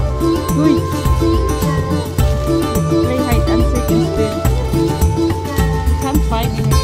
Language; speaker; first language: English; non-native, local second language; Filipino